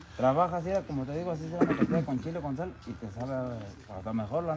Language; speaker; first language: Spanish; native; Spanish